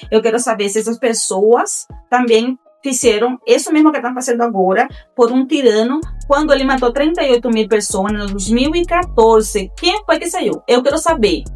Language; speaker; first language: Portuguese; non-native, fluent; Spanish